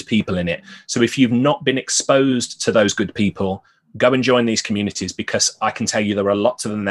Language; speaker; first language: English; native; English